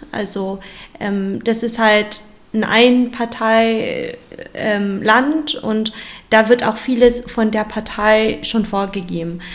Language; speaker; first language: German; early bilingual, other home language; Vietnamese